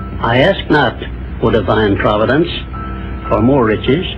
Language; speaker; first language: English; native; English